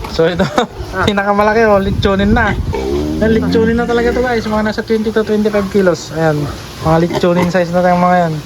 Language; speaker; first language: Filipino; native; Filipino